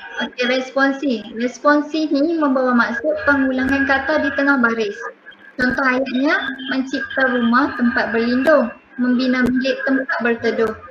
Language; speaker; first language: Malay; native; Malay